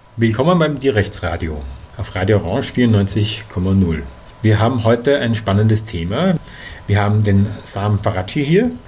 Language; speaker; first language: German; native; German